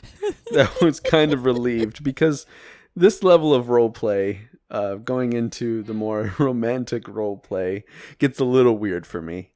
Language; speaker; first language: English; native; English